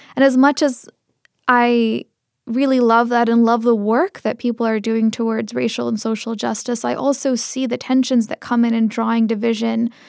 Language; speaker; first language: English; early bilingual, other home language; Tamil